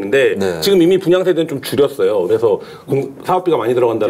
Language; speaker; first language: Korean; native; Korean